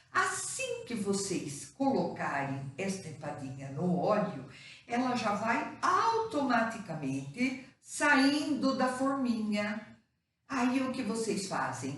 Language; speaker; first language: Portuguese; native; Portuguese